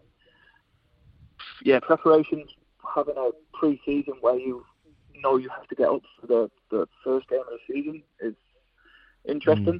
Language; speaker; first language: English; native; English